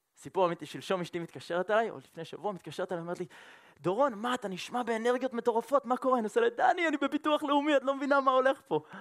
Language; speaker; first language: Hebrew; non-native, fluent; French